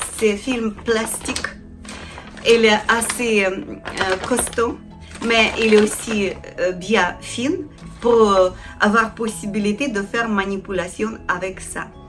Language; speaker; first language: French; non-native, learner; Ukrainian